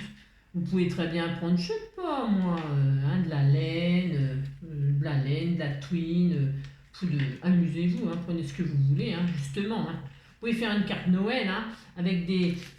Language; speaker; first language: French; native; French